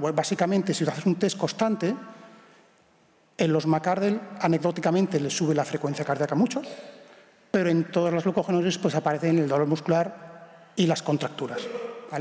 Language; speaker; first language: Spanish; native; Spanish